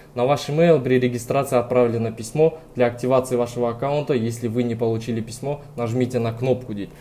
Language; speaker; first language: Russian; non-native, local second language; Kazakh